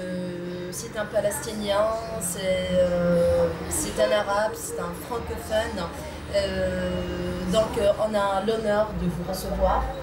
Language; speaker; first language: French; non-native, local second language; Arabic